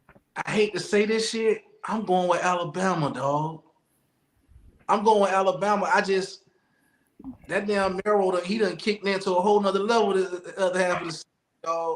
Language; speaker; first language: English; native; English